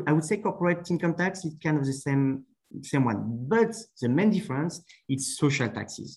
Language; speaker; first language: English; non-native, fluent; French